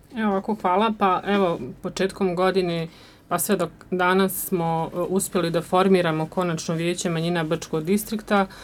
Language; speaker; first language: Croatian; native; Croatian